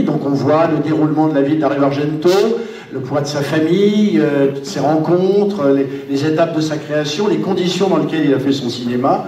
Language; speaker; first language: French; native; French